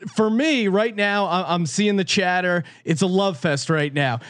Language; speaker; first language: English; native; English